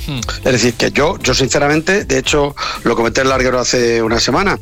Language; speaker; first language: Spanish; native; Spanish